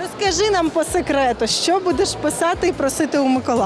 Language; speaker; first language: Ukrainian; native; Ukrainian